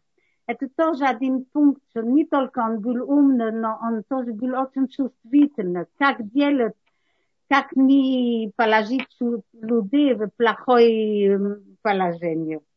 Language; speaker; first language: Russian; non-native, learner; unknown